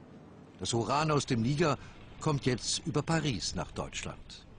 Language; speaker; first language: German; native; German